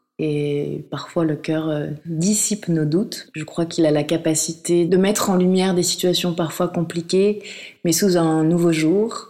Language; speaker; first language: French; native; French